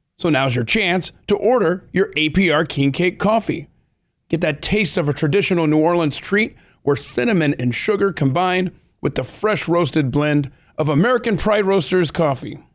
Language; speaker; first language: English; native; English